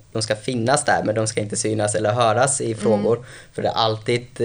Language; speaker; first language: Swedish; early bilingual, other home language; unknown